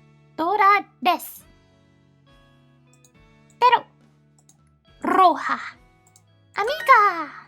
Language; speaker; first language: Spanish; non-native, learner; Japanese